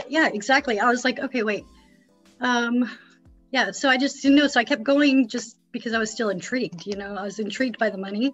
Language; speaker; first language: English; native; English